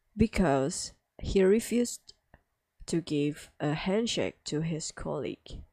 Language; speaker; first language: English; non-native, fluent; Indonesian